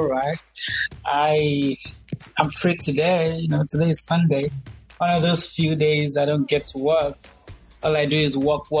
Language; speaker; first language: English; non-native, local second language; Yoruba